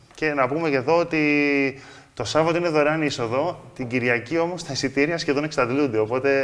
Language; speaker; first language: Greek; native; Greek